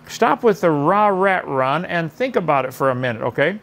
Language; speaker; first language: English; native; English